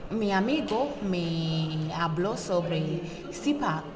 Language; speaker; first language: Spanish; non-native, learner; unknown